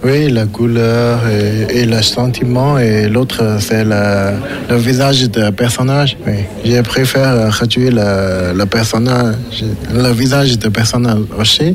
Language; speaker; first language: French; non-native, learner; Chinese